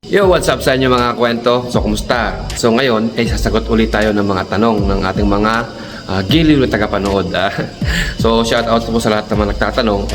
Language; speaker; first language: Filipino; native; Filipino